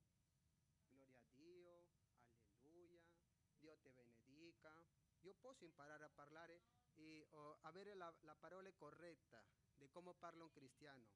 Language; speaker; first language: Italian; non-native, fluent; Spanish